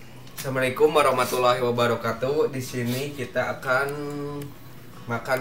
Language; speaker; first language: Indonesian; non-native, local second language; Sundanese